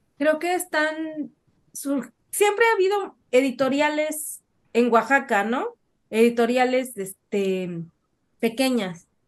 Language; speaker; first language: Spanish; native; Spanish